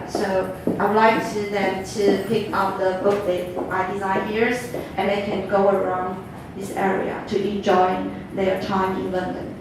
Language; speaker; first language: English; non-native, fluent; Chinese